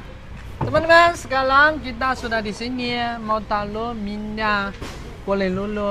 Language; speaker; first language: Indonesian; non-native, learner; Chinese